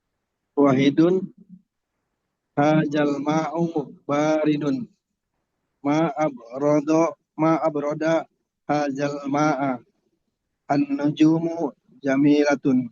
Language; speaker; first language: Arabic; non-native, learner; Indonesian